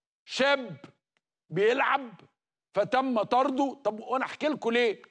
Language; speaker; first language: Arabic; native; Arabic